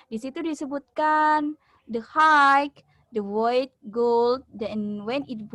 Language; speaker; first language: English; non-native, learner; Indonesian